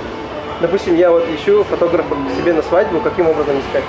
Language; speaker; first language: Russian; native; Russian